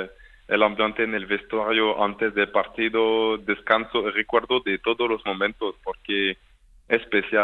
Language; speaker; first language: Spanish; non-native, fluent; French